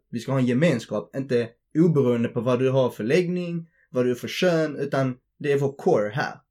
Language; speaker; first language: Swedish; early bilingual, other home language; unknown